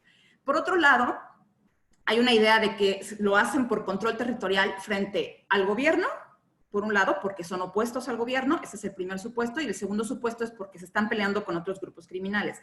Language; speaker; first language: Spanish; native; Spanish